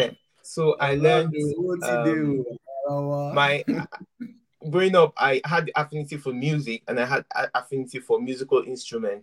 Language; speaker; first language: English; non-native, local second language; Yoruba